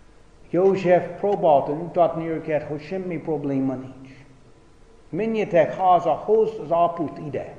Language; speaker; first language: Hungarian; non-native, fluent; English